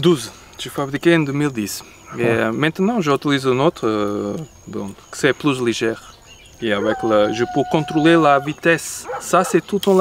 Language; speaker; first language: French; non-native, learner; Portuguese